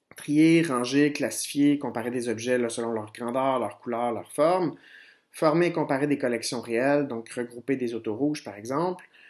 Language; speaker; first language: French; native; French